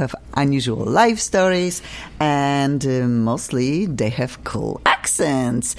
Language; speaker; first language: English; non-native, fluent; Polish